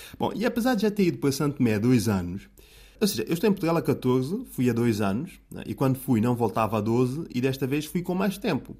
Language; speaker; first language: Portuguese; native; Portuguese